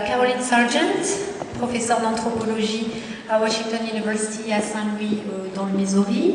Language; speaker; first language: French; native; French